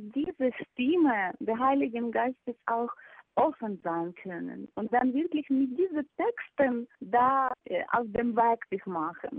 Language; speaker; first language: German; non-native, fluent; Ukrainian